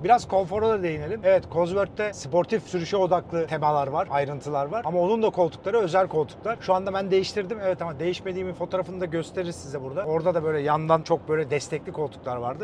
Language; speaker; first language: Turkish; native; Turkish